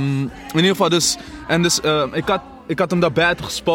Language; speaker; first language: Dutch; native; Dutch